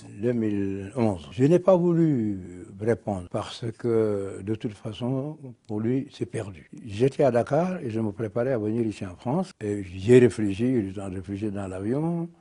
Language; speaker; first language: French; non-native, local second language; Wolof